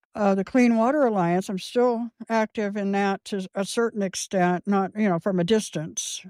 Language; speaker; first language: English; native; English